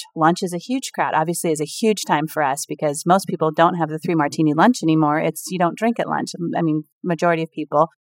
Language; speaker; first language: English; native; English